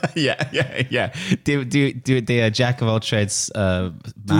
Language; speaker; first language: Danish; non-native, learner; English